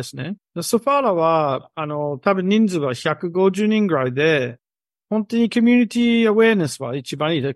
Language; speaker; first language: Japanese; non-native, learner; English